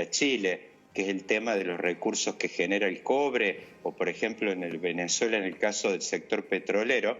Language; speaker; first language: Spanish; native; Spanish